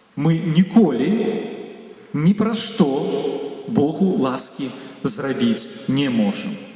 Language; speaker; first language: Belarusian; native; Belarusian